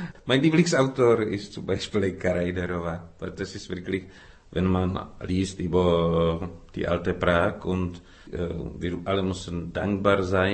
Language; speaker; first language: German; non-native, fluent; Czech